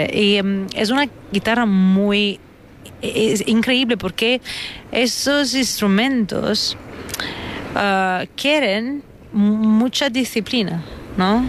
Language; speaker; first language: Spanish; non-native, fluent; Italian